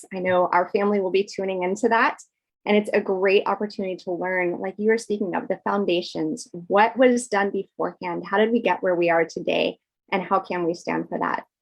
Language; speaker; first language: English; native; English